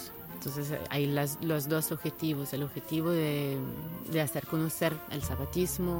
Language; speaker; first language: Spanish; non-native, fluent; French